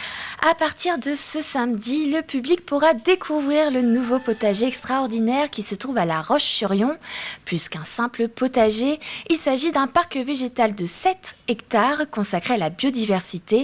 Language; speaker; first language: French; native; French